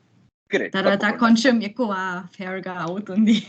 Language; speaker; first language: Telugu; non-native, learner; German